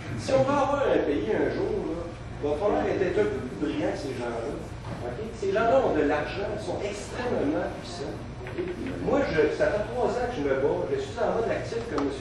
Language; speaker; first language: French; native; French